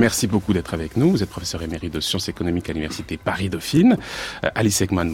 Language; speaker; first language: French; native; French